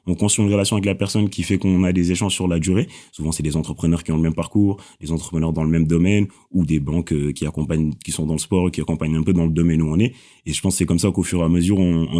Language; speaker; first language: French; non-native, local second language; Wolof